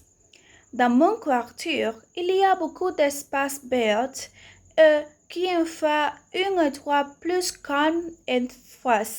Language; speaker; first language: French; non-native, learner; Spanish